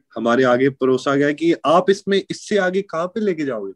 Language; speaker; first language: Hindi; non-native, local second language; Punjabi